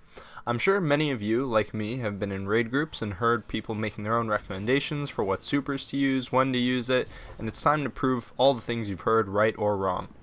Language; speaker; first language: English; native; English